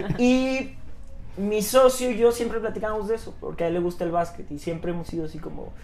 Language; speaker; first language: Spanish; native; Spanish